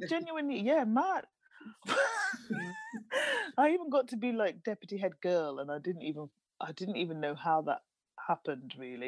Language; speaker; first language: English; native; English